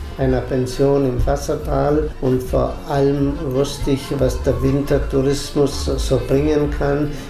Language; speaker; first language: German; native; German